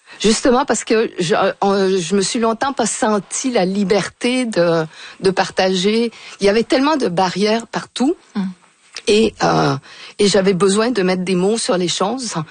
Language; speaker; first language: French; native; French